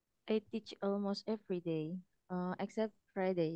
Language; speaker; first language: English; non-native, learner; Indonesian